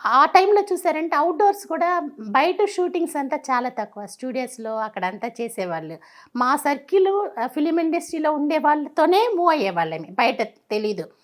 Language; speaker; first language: Telugu; native; Telugu